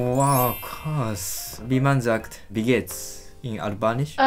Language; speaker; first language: German; non-native, learner; Japanese